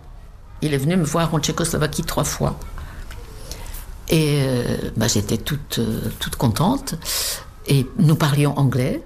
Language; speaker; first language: French; non-native, fluent; Czech